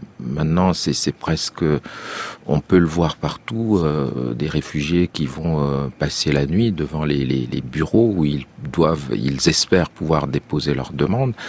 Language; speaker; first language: French; non-native, local second language; Arabic